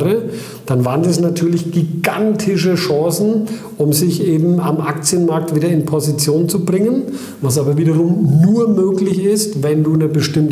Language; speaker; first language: German; native; German